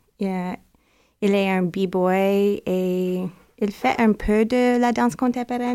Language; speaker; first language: French; non-native, learner; English